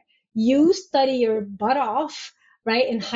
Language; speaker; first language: English; non-native, fluent; Arabic